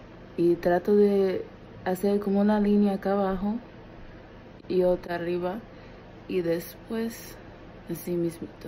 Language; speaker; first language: Spanish; early bilingual, heritage; Spanish